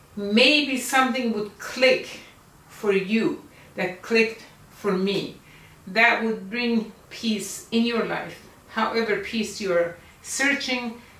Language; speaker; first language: English; non-native, fluent; Persian